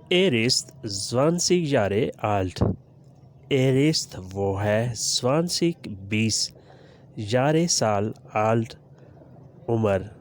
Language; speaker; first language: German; non-native, learner; Urdu